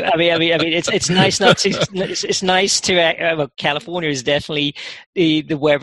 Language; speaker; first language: English; native; English